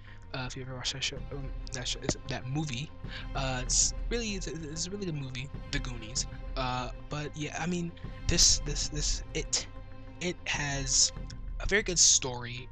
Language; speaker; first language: English; native; English